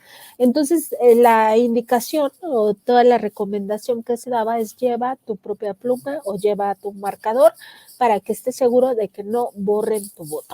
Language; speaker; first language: Spanish; native; Spanish